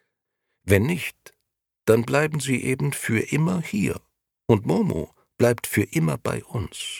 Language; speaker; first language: German; native; German